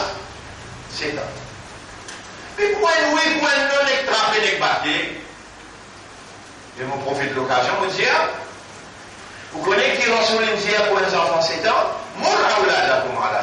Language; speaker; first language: French; non-native, local second language; Morisyen